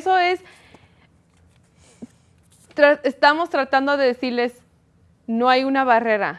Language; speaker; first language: Spanish; early bilingual, heritage; Spanish